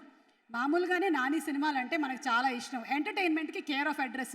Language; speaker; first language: Telugu; native; Telugu